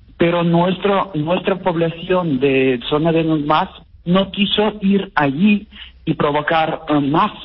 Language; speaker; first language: Spanish; non-native, fluent; Russian